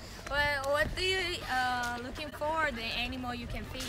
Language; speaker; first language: English; non-native, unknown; Korean